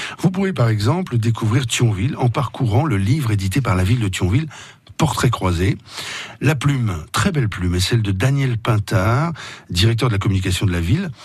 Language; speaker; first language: French; native; French